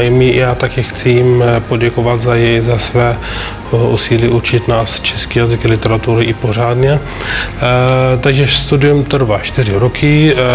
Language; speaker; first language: Czech; non-native, fluent; Arabic